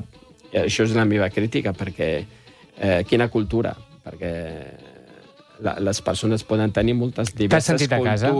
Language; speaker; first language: Catalan; non-native, fluent; Riffian